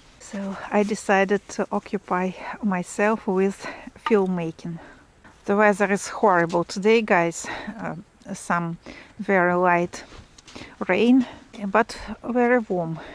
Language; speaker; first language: English; non-native, fluent; Russian